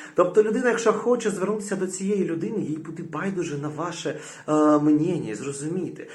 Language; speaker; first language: Ukrainian; non-native, local second language; Russian